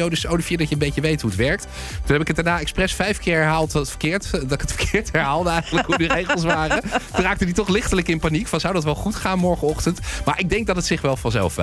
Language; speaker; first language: Dutch; native; Dutch